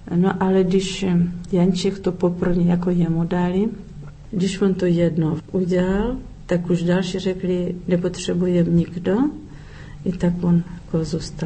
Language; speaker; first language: Czech; early bilingual, heritage; Czech